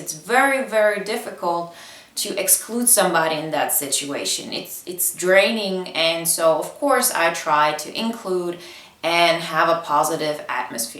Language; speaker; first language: English; non-native, fluent; Bulgarian